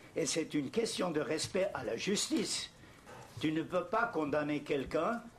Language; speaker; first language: French; non-native, fluent; German